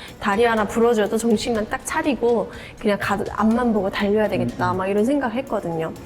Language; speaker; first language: Korean; native; Korean